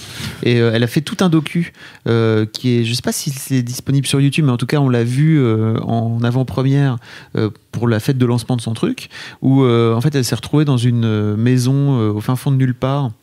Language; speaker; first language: French; native; French